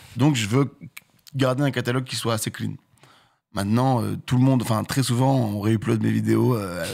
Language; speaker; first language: French; native; French